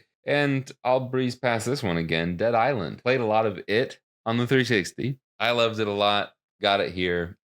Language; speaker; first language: English; native; English